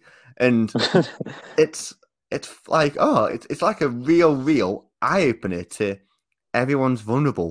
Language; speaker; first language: English; native; English